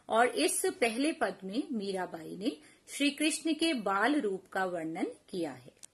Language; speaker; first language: Hindi; non-native, local second language; Punjabi